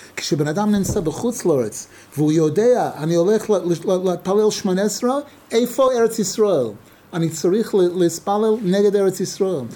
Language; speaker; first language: Hebrew; non-native, fluent; English